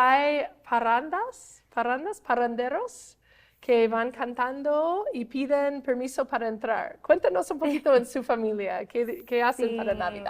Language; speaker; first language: Spanish; non-native, fluent; English